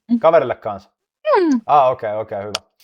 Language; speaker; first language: Finnish; native; Finnish